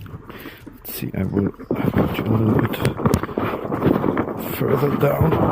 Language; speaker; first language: English; non-native, learner; German